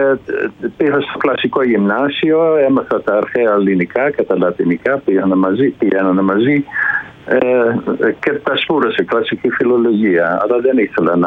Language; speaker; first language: Greek; non-native, fluent; Dutch